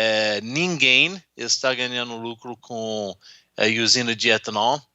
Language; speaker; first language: Portuguese; non-native, fluent; English